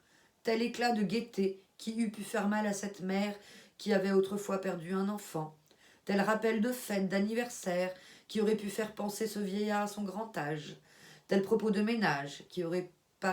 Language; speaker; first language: French; native; French